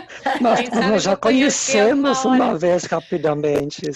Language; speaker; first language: Portuguese; non-native, fluent; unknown